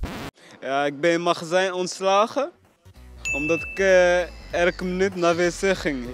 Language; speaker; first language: Dutch; non-native, learner; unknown